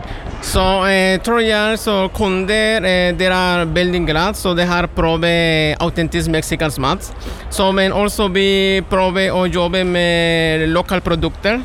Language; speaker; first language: Norwegian; non-native, learner; Spanish